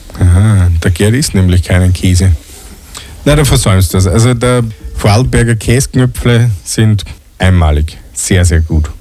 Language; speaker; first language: German; native; German